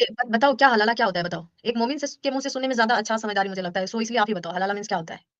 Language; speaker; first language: Hindi; native; Hindi